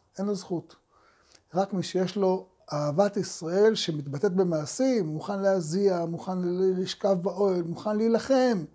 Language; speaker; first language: Hebrew; native; Hebrew